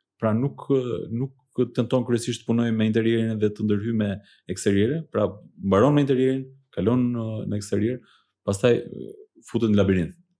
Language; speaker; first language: Albanian; early bilingual, heritage; Albanian